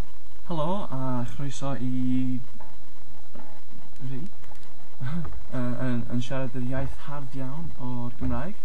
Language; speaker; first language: Welsh; non-native, local second language; English